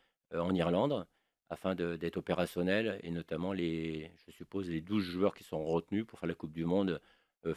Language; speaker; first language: French; native; French